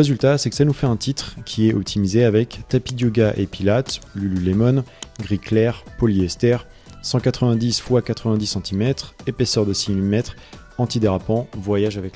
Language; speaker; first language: French; native; French